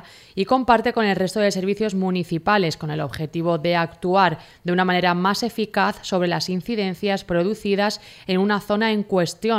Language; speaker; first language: Spanish; native; Spanish